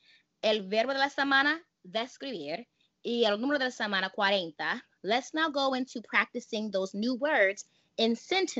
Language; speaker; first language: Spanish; non-native, fluent; English